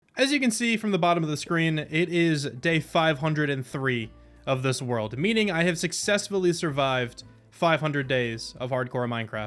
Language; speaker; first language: English; native; English